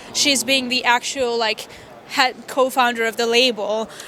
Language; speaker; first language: English; non-native, fluent; Armenian